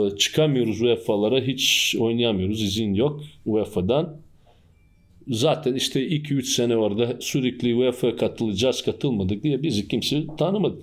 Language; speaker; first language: Turkish; non-native, fluent; Serbian